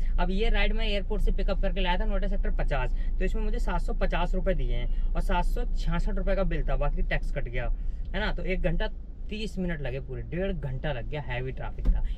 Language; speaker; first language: Hindi; native; Hindi